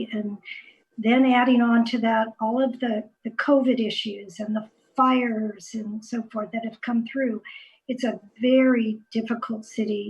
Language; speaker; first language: English; native; English